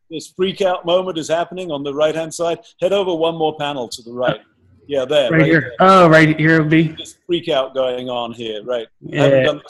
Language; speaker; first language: English; native; English